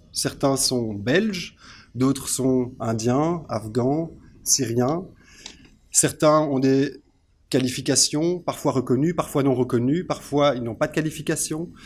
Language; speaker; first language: French; native; French